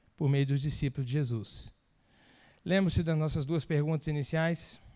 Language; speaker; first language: Portuguese; native; Portuguese